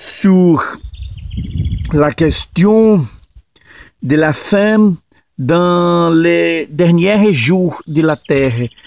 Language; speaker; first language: French; non-native, learner; Portuguese